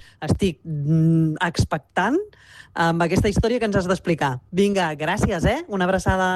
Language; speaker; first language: Catalan; native; Catalan